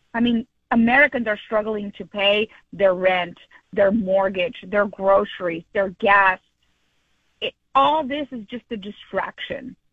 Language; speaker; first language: English; early bilingual, other home language; Spanish